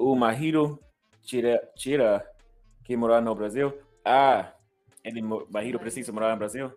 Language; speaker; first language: Portuguese; non-native, learner; English